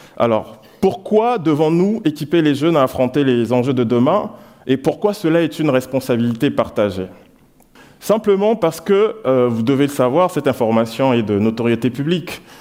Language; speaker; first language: French; non-native, local second language; Lingala